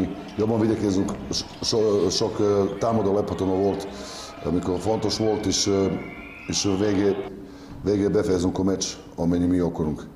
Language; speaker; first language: Hungarian; non-native, learner; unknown